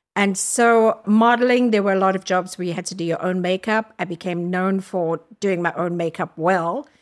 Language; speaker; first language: English; native; English